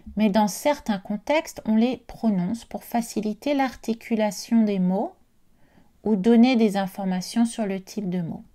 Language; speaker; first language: French; native; French